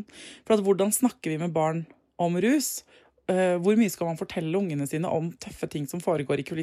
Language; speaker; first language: Norwegian; native; Norwegian